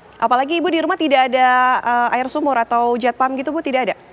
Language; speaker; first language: Indonesian; native; Indonesian